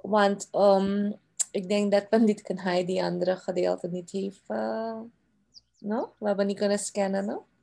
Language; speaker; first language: Dutch; non-native, local second language; Caribbean Hindustani